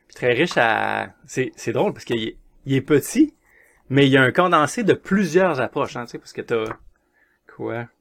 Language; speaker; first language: French; native; French